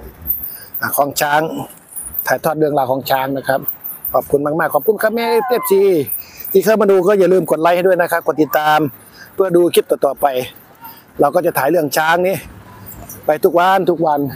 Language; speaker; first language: Thai; native; Thai